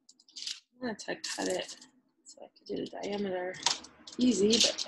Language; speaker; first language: English; native; English